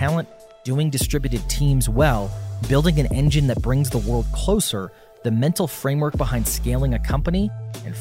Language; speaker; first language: English; native; English